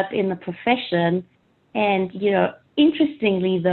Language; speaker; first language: English; native; English